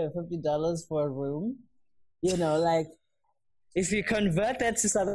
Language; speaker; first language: English; non-native, local second language; Zulu